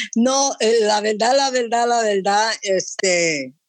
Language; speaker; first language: Spanish; early bilingual, heritage; Spanish